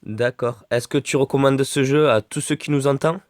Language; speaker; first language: French; native; French